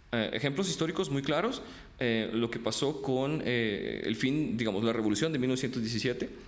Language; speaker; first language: Spanish; early bilingual, other home language; Russian